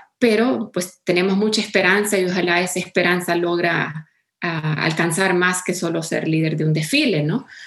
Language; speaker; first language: Spanish; early bilingual, heritage; Spanish